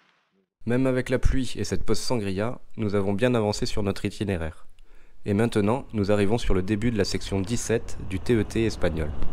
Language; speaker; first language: French; native; French